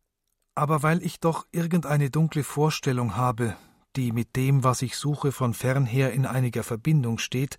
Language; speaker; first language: German; native; German